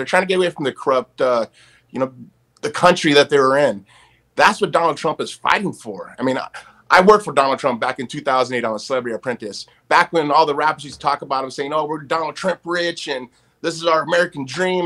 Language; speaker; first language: English; native; English